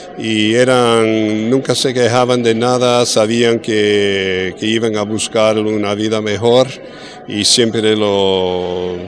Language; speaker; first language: Spanish; early bilingual, heritage; English